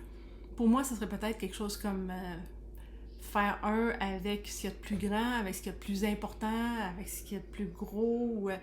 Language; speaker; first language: French; native; French